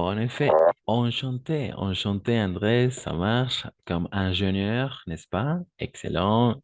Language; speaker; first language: French; non-native, fluent; Spanish